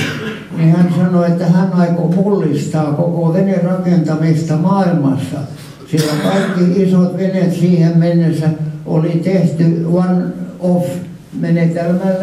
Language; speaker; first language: Finnish; non-native, local second language; Swedish